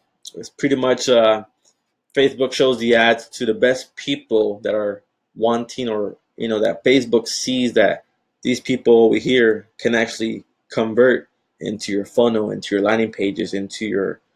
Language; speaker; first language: English; native; English